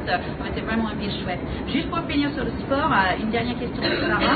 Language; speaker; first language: French; native; French